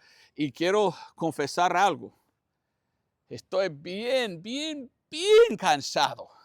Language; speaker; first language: Spanish; non-native, fluent; English